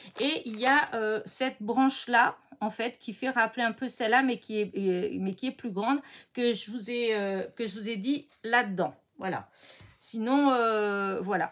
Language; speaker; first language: French; native; French